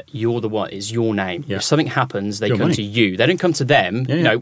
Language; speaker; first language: English; native; English